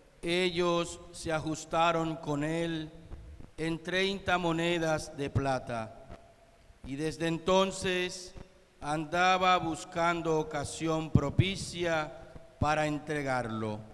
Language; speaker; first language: Spanish; native; Spanish